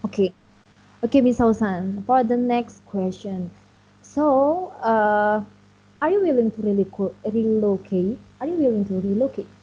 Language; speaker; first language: English; non-native, learner; Indonesian